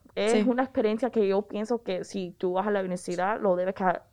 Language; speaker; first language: Spanish; early bilingual, heritage; Spanish